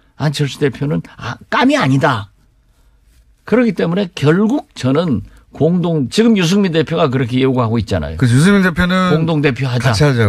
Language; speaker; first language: Korean; native; Korean